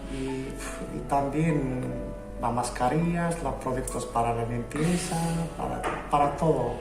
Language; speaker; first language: Spanish; non-native, learner; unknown